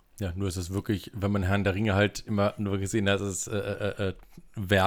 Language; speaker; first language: German; native; German